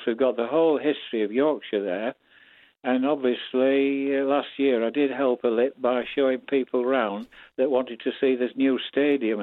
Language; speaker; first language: English; native; English